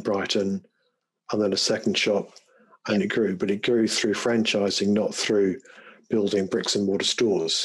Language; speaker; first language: English; native; English